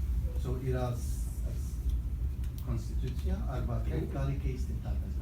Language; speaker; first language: Lithuanian; early bilingual, heritage; English